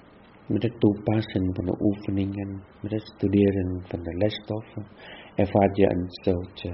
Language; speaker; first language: Dutch; non-native, fluent; Vietnamese